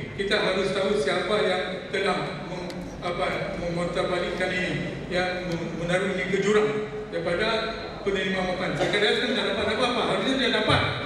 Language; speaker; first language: Malay; non-native, local second language; Achinese